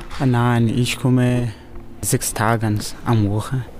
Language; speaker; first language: German; non-native, learner; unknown